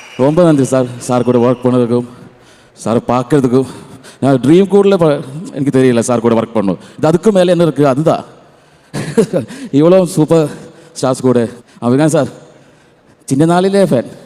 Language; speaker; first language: Tamil; non-native, learner; Malayalam